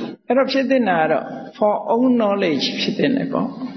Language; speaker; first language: English; non-native, fluent; Burmese